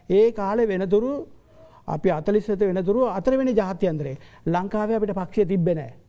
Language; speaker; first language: Sinhala; non-native, local second language; Tamil